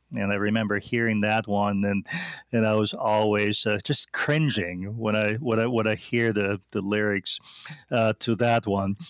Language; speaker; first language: English; non-native, fluent; German